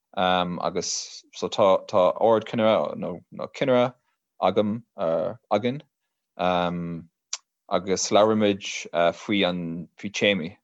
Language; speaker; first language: Irish; native; Irish